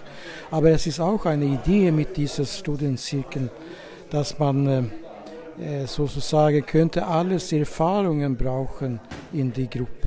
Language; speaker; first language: German; non-native, fluent; Swedish